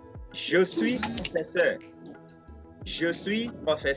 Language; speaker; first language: French; non-native, fluent; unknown